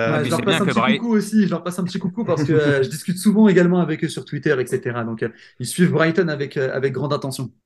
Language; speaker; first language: French; native; French